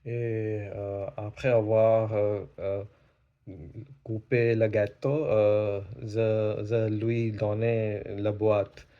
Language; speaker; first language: French; non-native, learner; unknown